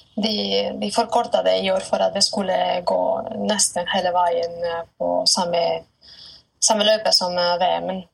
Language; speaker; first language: Norwegian; non-native, fluent; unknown